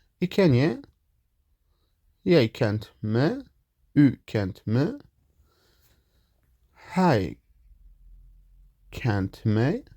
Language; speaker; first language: Dutch; non-native, fluent; Turkish